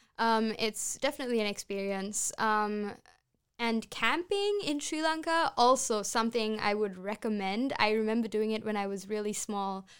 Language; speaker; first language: English; non-native, local second language; Sinhala